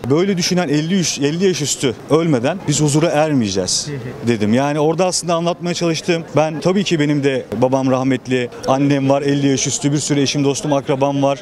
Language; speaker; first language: Turkish; native; Turkish